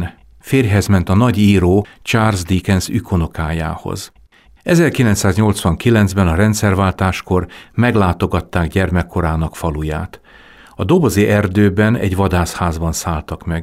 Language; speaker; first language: Hungarian; native; Hungarian